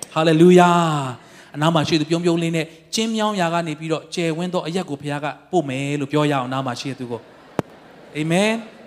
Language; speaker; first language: Burmese; non-native, local second language; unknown